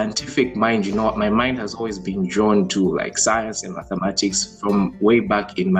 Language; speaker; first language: English; non-native, local second language; Bemba